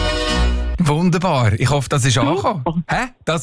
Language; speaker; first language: German; native; German